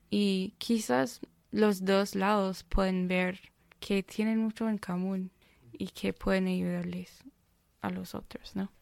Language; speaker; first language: Spanish; non-native, fluent; English